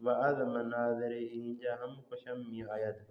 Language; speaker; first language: Persian; non-native, fluent; Urdu